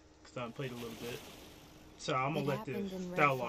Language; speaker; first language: English; native; English